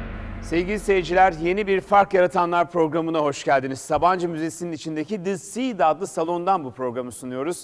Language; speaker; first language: Turkish; native; Turkish